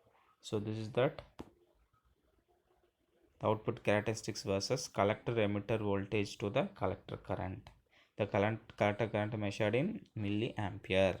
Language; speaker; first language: English; non-native, local second language; Tamil